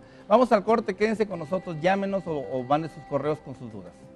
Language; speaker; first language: Spanish; native; Spanish